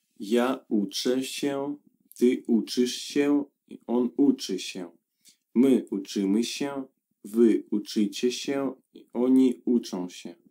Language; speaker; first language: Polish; non-native, learner; Ukrainian